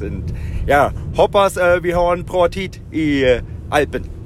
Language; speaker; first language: Swedish; non-native, learner; German